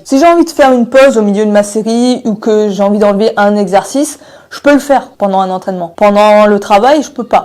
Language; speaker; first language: French; native; French